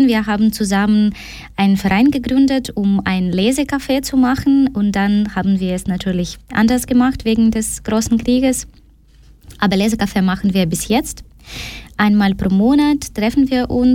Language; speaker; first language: German; non-native, fluent; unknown